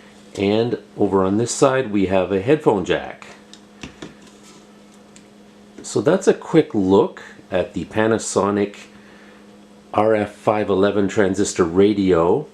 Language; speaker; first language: English; native; English